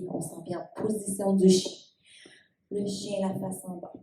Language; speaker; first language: French; native; French